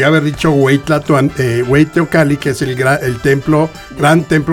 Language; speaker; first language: Spanish; native; Spanish